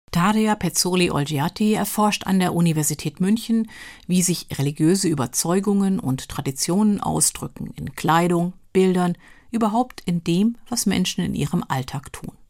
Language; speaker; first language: German; native; German